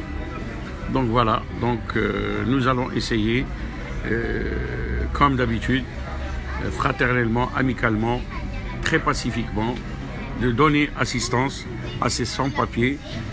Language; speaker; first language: French; non-native, local second language; Arabic